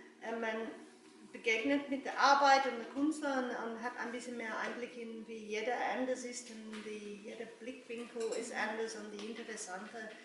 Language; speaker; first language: German; non-native, learner; English